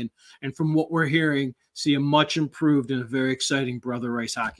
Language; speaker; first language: English; native; English